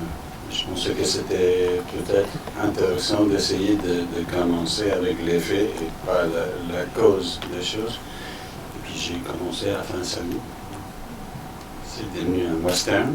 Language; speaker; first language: French; non-native, fluent; Danish